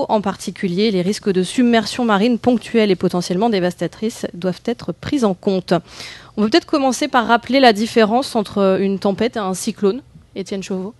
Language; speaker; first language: French; native; French